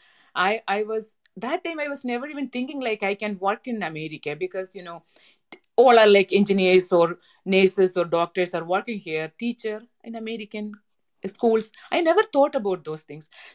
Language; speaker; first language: English; non-native, local second language; Malayalam